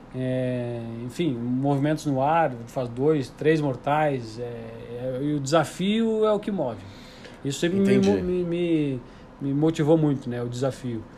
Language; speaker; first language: Portuguese; native; Portuguese